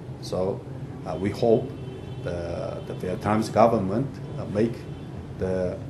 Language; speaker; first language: English; non-native, fluent; Korean